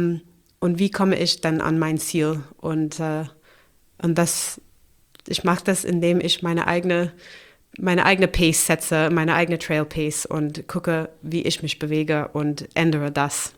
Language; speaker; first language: German; non-native, fluent; English